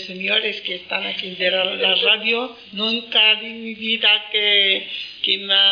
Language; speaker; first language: Spanish; non-native, learner; Arabic